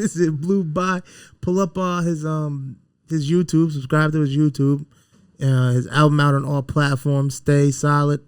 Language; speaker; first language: English; native; English